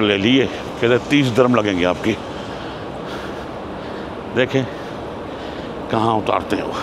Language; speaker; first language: Urdu; non-native, local second language; Punjabi